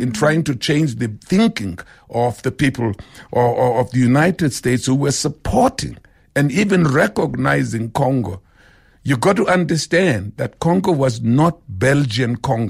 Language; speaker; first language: English; non-native, local second language; Xhosa